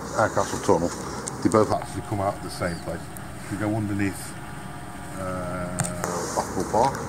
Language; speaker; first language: English; native; English